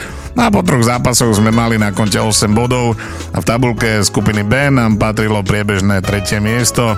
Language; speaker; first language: Slovak; native; Slovak